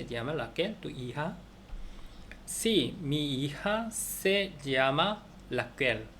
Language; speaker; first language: Spanish; non-native, learner; Korean